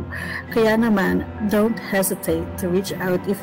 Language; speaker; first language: English; non-native, local second language; Filipino